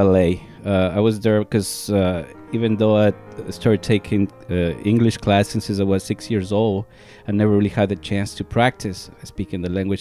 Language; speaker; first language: English; non-native, fluent; Spanish